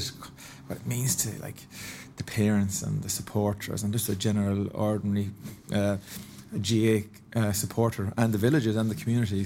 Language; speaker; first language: English; native; English